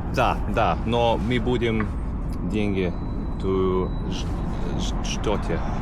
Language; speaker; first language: Russian; non-native, learner; English